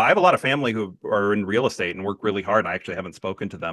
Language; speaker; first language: English; native; English